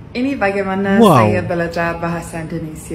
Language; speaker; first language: Indonesian; non-native, learner; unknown